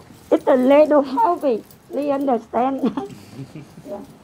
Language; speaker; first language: English; non-native, learner; Vietnamese